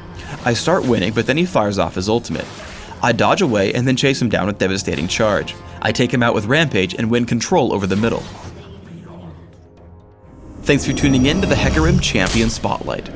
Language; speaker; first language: English; native; English